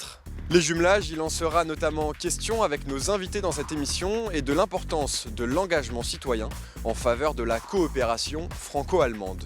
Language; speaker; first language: French; native; French